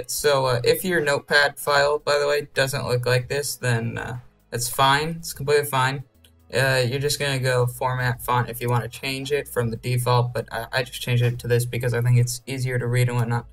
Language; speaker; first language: English; native; English